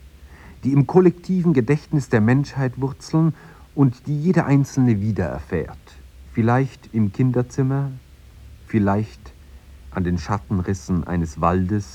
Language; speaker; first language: German; native; German